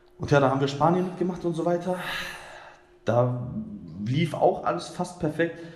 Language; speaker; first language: German; early bilingual, other home language; Bosnian